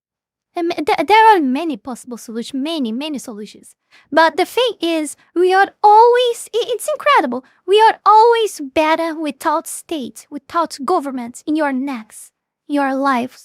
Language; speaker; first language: English; non-native, fluent; Portuguese